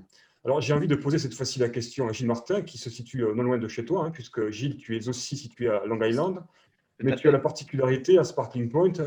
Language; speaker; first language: French; native; French